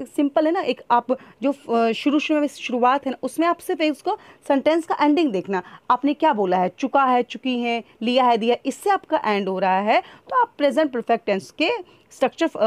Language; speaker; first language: Hindi; native; Hindi